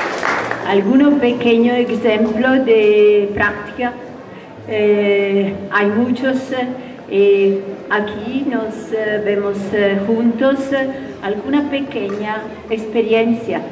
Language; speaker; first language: Spanish; non-native, fluent; Italian